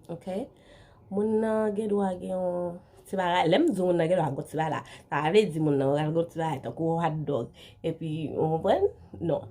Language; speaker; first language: French; non-native, learner; Haitian Creole